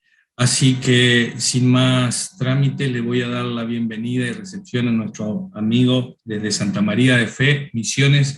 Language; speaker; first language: Spanish; native; Spanish